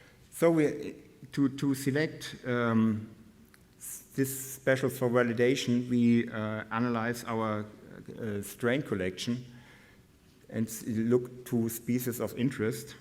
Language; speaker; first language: English; non-native, fluent; German